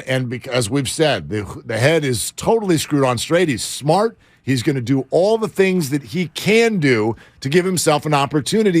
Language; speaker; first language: English; native; English